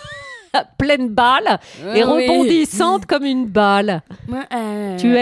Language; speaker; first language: French; native; French